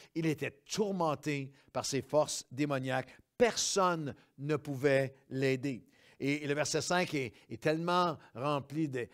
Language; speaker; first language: French; native; French